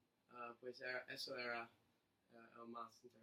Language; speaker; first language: Spanish; non-native, learner; English